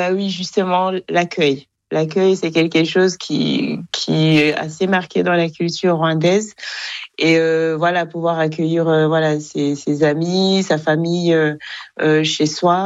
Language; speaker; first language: French; non-native, local second language; Kinyarwanda